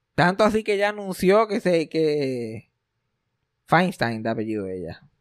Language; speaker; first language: Spanish; native; Spanish